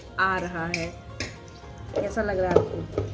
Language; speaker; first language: Hindi; native; Hindi